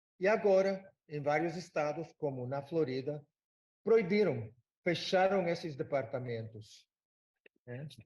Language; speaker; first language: Portuguese; non-native, fluent; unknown